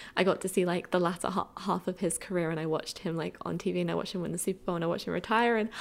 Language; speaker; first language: English; native; English